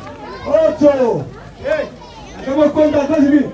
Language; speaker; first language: Spanish; native; Spanish